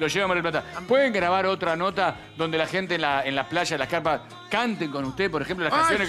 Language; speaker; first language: Spanish; native; Spanish